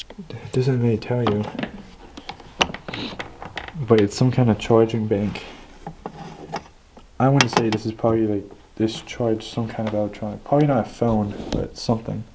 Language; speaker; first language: English; native; English